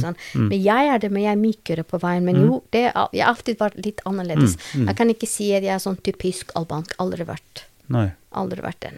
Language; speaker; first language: Norwegian; non-native, learner; Albanian